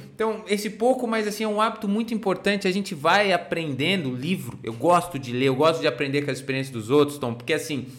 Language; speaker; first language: Portuguese; native; Portuguese